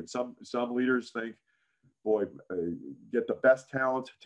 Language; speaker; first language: English; native; English